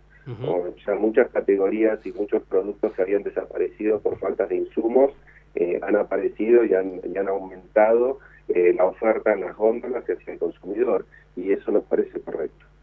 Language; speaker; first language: Spanish; native; Spanish